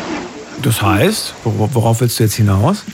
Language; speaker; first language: German; native; German